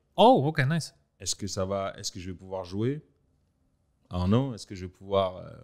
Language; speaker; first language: French; native; French